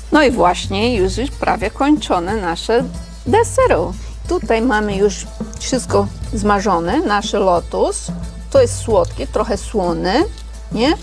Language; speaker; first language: Polish; non-native, learner; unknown